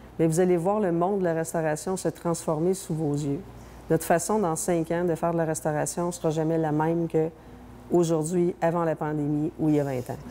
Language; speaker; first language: French; native; French